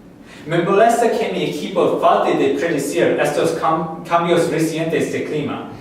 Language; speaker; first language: Spanish; non-native, learner; English